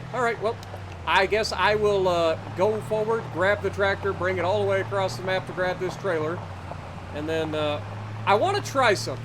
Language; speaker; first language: English; native; English